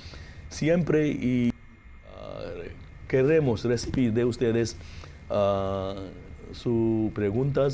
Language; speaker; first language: Spanish; non-native, fluent; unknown